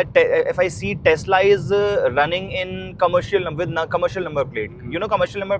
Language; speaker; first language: English; non-native, local second language; Hindi